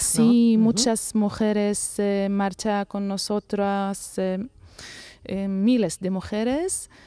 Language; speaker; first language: Spanish; non-native, learner; Arabic